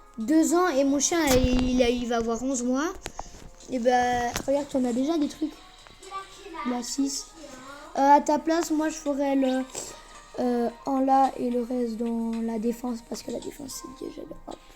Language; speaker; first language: French; native; French